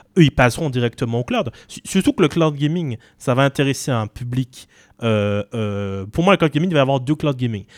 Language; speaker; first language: French; native; French